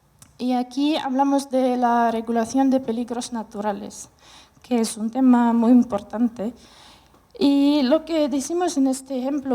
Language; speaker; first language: Spanish; non-native, fluent; Russian